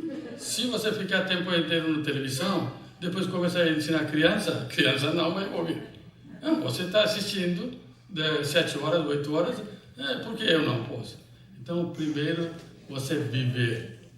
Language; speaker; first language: Portuguese; non-native, fluent; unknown